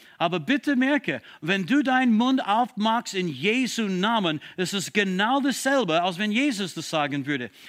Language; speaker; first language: German; non-native, fluent; English